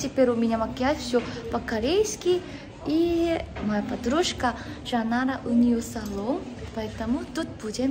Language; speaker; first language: Russian; non-native, learner; Korean